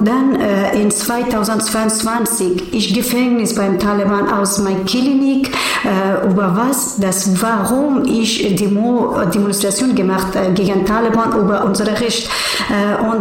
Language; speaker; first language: German; non-native, learner; Persian